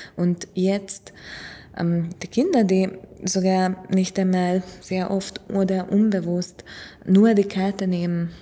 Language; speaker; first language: German; non-native, fluent; Hungarian